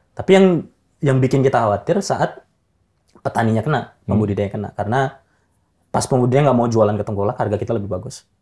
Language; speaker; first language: Indonesian; native; Indonesian